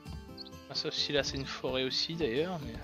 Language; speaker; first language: French; native; French